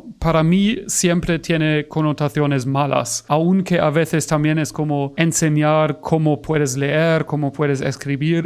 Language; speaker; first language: Spanish; non-native, fluent; German